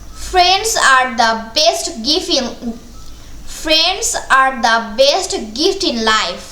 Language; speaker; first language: English; non-native, local second language; Bangla